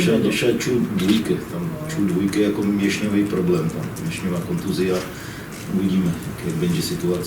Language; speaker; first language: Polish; non-native, learner; Czech